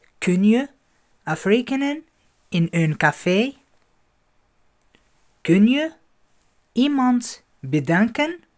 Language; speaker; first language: Dutch; non-native, fluent; Arabic